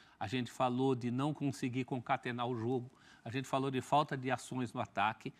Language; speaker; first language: Portuguese; native; Portuguese